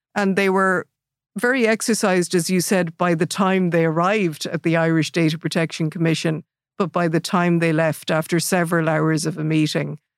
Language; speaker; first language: English; native; English